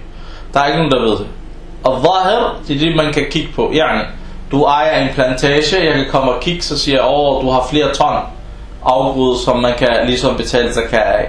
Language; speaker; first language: Danish; early bilingual, other home language; Arabic